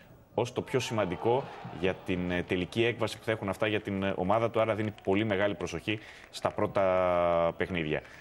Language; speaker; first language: Greek; native; Greek